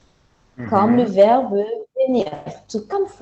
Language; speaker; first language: French; non-native, fluent; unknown